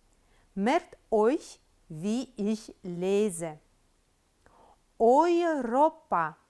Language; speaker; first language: German; non-native, fluent; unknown